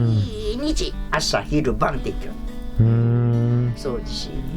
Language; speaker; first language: Japanese; native; Japanese